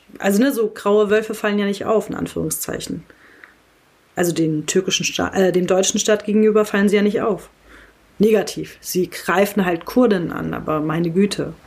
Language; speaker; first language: German; early bilingual, other home language; Kurdish